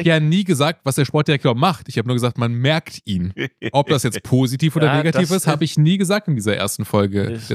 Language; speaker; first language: German; native; German